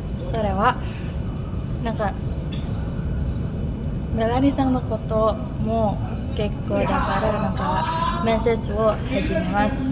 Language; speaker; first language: Japanese; non-native, learner; Indonesian